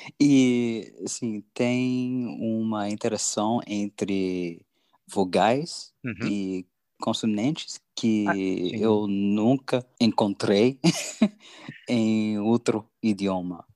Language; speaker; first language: Portuguese; non-native, learner; English